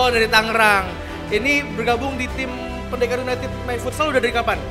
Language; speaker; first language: Indonesian; native; Indonesian